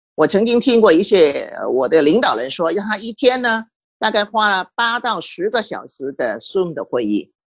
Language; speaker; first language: Chinese; non-native, local second language; Cantonese